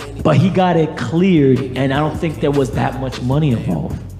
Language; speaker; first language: English; early bilingual, other home language; Spanish